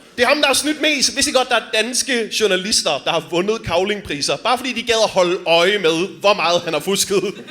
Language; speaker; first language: Danish; native; Danish